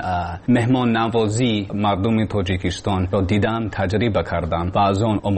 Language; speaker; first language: Tajik; non-native, learner; English